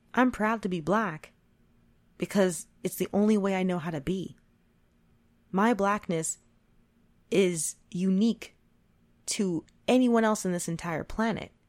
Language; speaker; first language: English; native; English